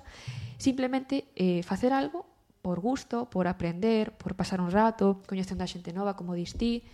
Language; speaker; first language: Galician; native; Galician